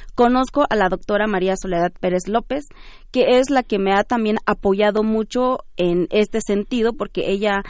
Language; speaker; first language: Spanish; early bilingual, other home language; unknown